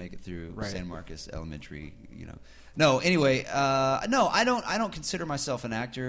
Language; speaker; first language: English; native; English